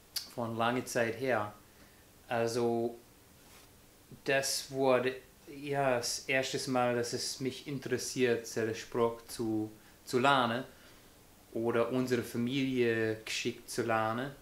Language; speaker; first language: German; non-native, fluent; English